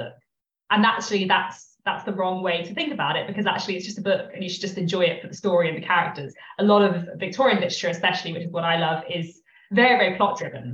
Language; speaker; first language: English; native; English